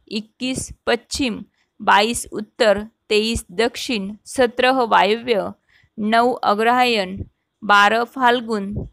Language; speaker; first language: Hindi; non-native, local second language; Marathi